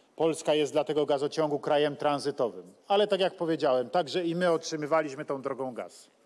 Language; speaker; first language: Polish; native; Polish